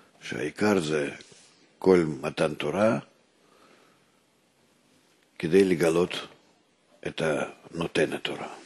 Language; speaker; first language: Hebrew; non-native, fluent; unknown